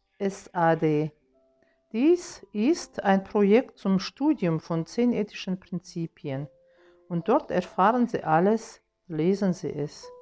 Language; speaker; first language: German; non-native, fluent; Russian